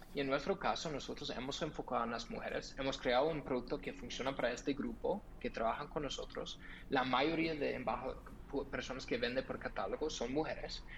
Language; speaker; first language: Spanish; non-native, fluent; English